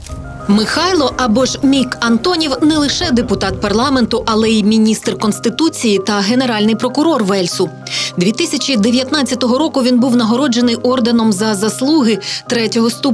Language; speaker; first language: Ukrainian; native; Ukrainian